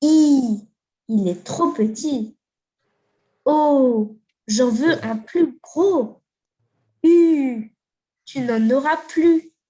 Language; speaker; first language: French; non-native, fluent; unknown